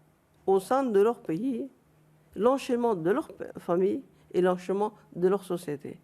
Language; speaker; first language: French; non-native, fluent; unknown